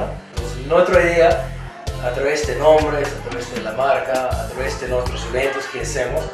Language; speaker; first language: Spanish; non-native, fluent; English